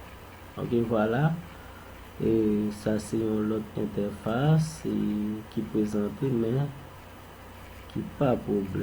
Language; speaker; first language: French; non-native, learner; Haitian Creole